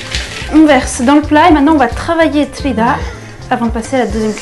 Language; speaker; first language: French; native; French